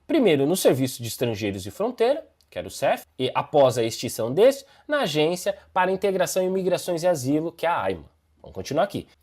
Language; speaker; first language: Portuguese; native; Portuguese